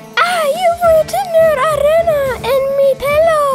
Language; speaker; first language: Spanish; non-native, learner; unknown